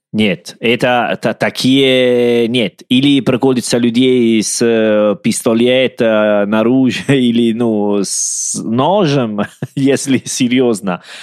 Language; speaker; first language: Russian; non-native, learner; Italian